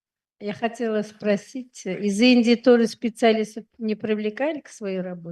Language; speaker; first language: Russian; non-native, fluent; Hindi